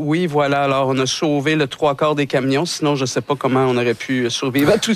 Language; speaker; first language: French; native; French